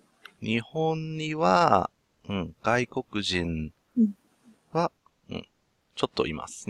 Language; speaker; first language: Japanese; non-native, learner; English